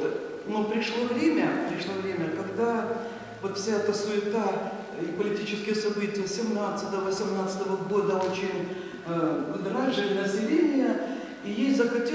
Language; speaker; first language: Russian; native; Russian